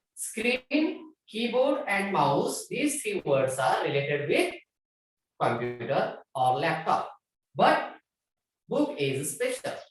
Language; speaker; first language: English; non-native, local second language; Marathi